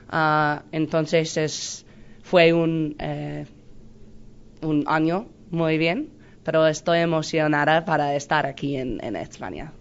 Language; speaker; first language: Spanish; non-native, learner; English